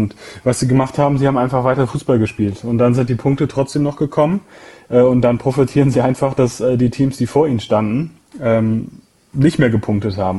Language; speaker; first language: German; native; German